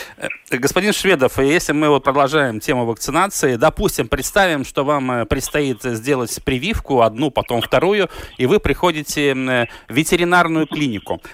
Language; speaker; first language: Russian; native; Russian